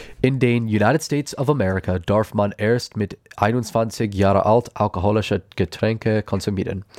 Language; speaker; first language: German; non-native, learner; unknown